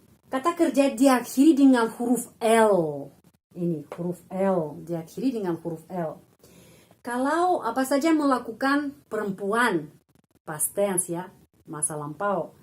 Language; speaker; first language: Indonesian; non-native, fluent; Russian